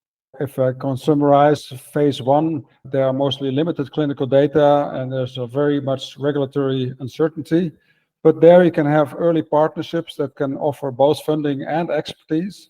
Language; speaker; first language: English; non-native, fluent; Dutch